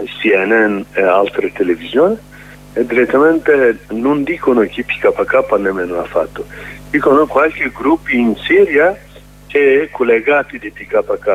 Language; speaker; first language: Italian; non-native, learner; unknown